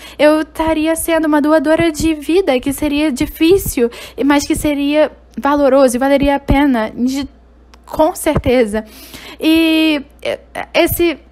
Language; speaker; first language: Portuguese; non-native, fluent; English